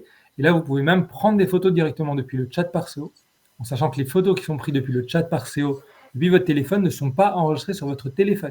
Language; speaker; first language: French; native; French